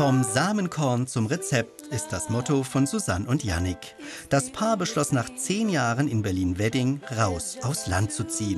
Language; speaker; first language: German; native; German